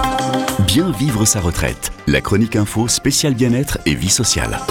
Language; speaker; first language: French; native; French